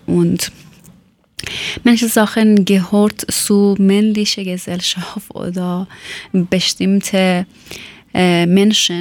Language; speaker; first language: German; non-native, fluent; Persian